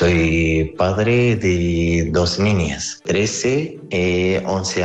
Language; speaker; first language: Spanish; non-native, learner; Arabic